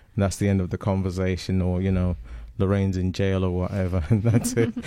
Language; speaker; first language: English; non-native, local second language; Shona